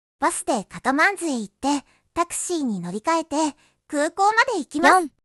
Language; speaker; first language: Japanese; non-native, fluent; Nepali